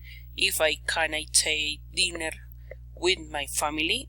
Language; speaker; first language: English; non-native, learner; Spanish